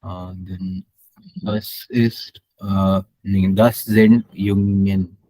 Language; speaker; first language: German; non-native, learner; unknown